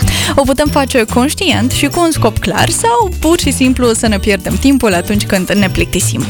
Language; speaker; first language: Romanian; native; Romanian